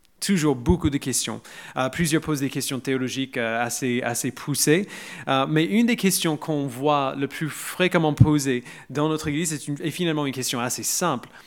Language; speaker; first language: French; non-native, fluent; English